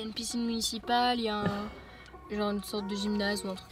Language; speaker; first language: French; native; French